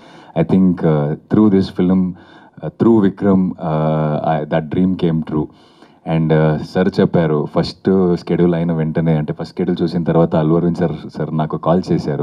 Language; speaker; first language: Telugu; non-native, fluent; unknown